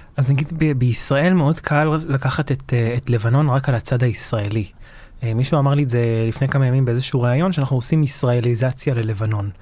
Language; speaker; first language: Hebrew; early bilingual, other home language; Arabic